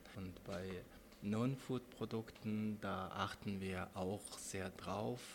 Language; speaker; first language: German; non-native, fluent; Mongolian